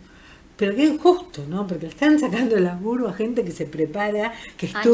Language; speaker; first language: Spanish; native; Spanish